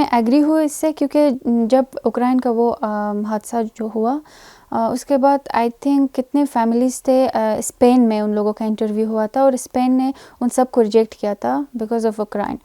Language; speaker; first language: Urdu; non-native, fluent; Persian